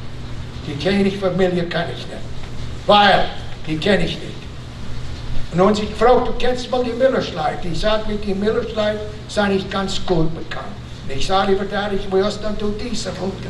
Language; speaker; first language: German; early bilingual, heritage; German